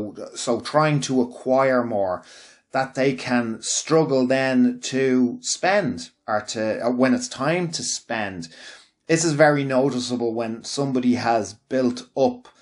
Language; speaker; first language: English; native; English